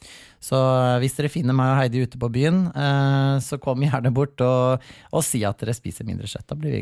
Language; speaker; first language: Norwegian; native; Norwegian